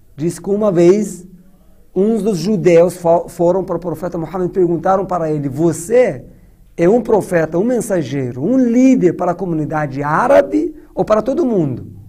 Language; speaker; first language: Portuguese; non-native, fluent; Persian